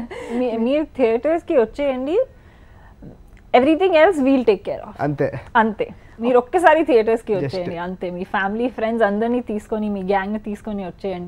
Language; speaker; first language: Telugu; non-native, learner; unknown